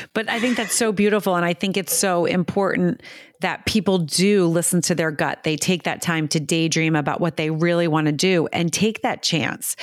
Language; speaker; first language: English; native; English